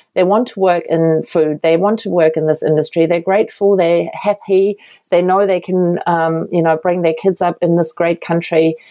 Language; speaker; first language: English; non-native, fluent; German